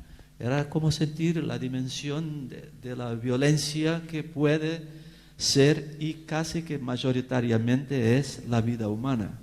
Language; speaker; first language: Spanish; non-native, fluent; Portuguese